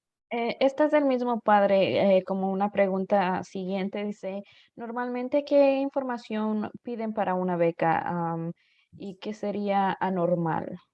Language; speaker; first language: Spanish; early bilingual, other home language; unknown